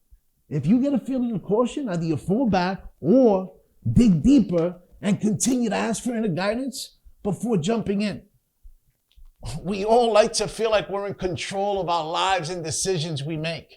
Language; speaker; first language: English; native; English